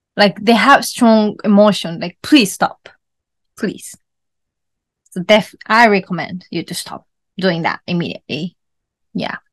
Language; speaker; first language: English; non-native, fluent; Japanese